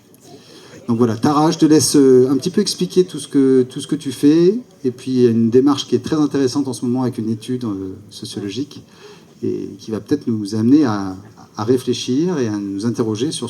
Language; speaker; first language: French; native; French